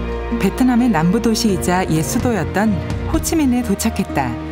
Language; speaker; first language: Korean; native; Korean